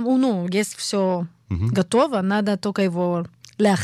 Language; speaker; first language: Russian; early bilingual, heritage; Russian